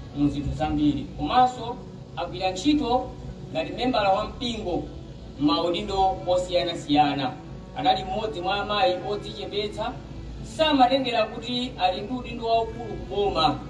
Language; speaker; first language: Nyanja; native; Nyanja